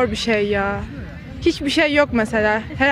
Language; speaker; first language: Turkish; native; Turkish